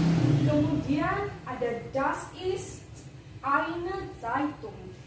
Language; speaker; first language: German; non-native, learner; Indonesian